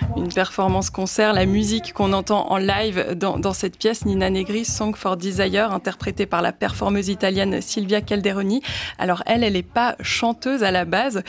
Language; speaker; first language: French; native; French